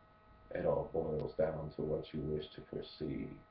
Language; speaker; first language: English; native; English